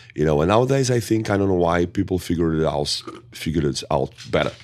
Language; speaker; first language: English; non-native, fluent; Portuguese